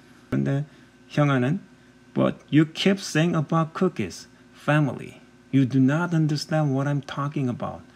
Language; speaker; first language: English; non-native, fluent; Korean